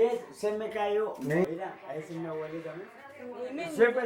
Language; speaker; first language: Spanish; native; Spanish